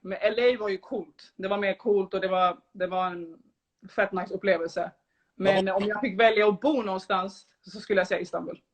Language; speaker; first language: Swedish; early bilingual, other home language; Somali